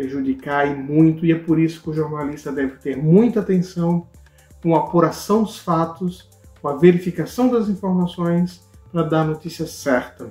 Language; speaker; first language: Portuguese; native; Portuguese